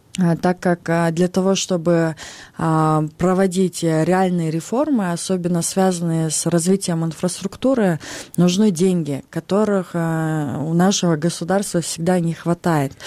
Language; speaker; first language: Russian; non-native, local second language; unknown